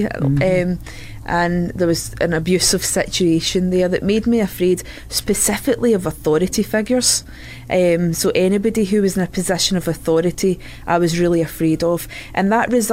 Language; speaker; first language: English; native; English